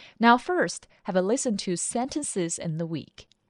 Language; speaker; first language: English; non-native, fluent; Chinese